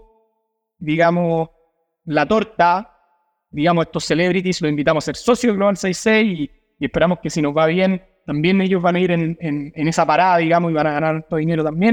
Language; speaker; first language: Spanish; native; Spanish